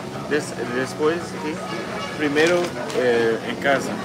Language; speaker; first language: Spanish; non-native, learner; English